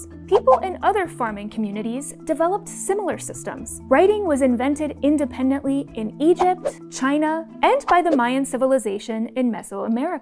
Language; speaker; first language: English; native; English